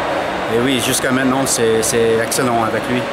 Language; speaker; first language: French; non-native, fluent; English